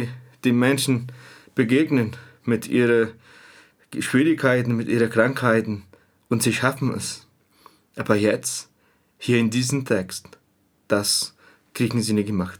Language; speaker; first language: German; non-native, fluent; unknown